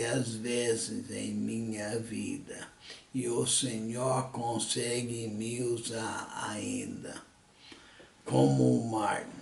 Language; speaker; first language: Portuguese; early bilingual, other home language; English